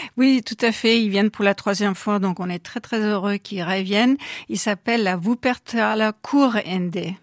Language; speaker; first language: French; non-native, fluent; German